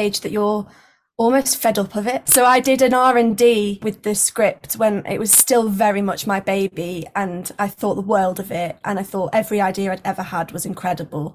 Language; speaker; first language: English; native; English